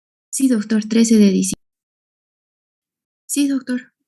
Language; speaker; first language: Spanish; native; Spanish